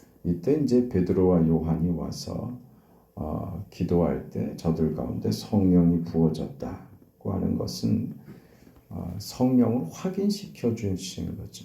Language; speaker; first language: Korean; native; Korean